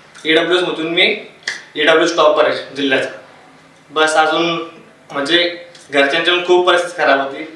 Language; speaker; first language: Marathi; non-native, local second language; Hindi